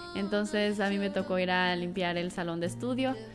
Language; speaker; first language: Spanish; native; Spanish